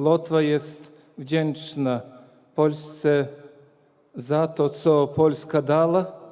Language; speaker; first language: Polish; non-native, fluent; Latvian